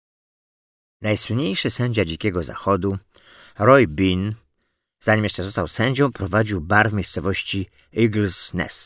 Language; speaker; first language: Polish; native; Polish